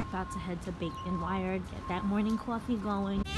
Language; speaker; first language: English; native; English